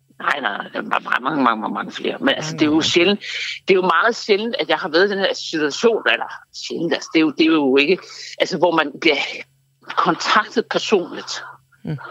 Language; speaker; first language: Danish; native; Danish